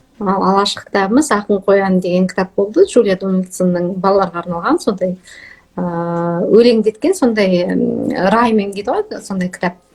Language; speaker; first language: Kazakh; early bilingual, heritage; Kazakh